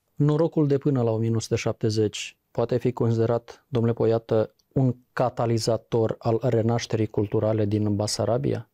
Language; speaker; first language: Romanian; native; Romanian